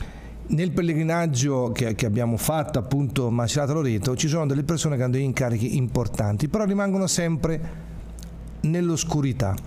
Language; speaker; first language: Italian; native; Italian